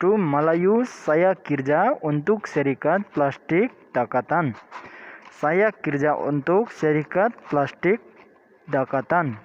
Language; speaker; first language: Indonesian; non-native, learner; Nepali